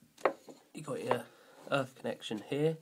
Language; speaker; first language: English; native; English